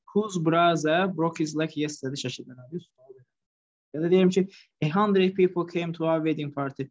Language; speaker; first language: English; non-native, fluent; Azerbaijani